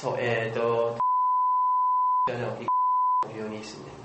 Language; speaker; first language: Japanese; non-native, learner; English